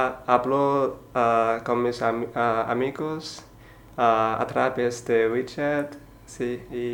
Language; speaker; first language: Spanish; non-native, learner; Chinese